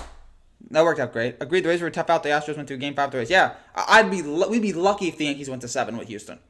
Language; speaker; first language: English; native; English